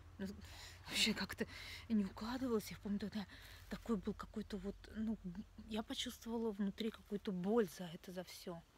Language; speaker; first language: Russian; native; Russian